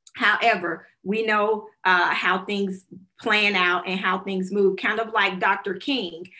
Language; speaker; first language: English; native; English